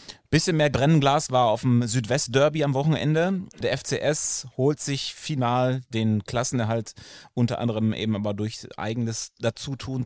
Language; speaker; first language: German; native; German